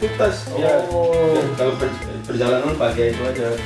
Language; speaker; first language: Indonesian; non-native, fluent; Portuguese